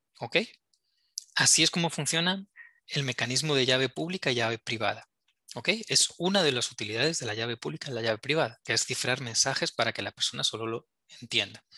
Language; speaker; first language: Spanish; native; Spanish